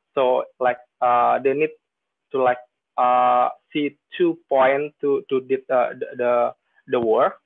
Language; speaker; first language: English; non-native, fluent; Indonesian